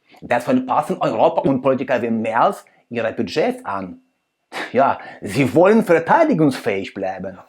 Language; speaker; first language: German; non-native, fluent; Russian